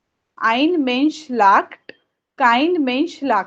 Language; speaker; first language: German; non-native, learner; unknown